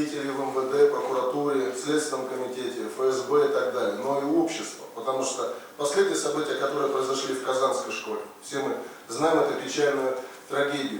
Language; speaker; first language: Russian; native; Russian